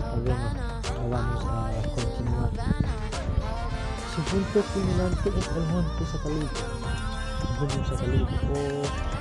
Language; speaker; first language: Spanish; non-native, learner; Indonesian